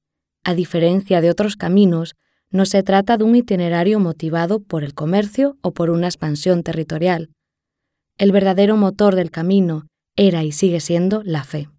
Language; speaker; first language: Spanish; native; Spanish